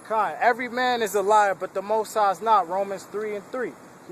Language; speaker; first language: English; native; English